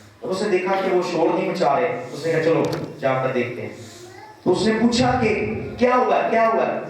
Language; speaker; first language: Urdu; non-native, local second language; Punjabi